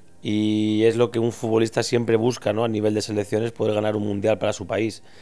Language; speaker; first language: Spanish; native; Spanish